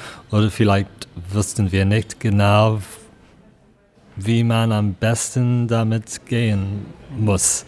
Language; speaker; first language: German; non-native, fluent; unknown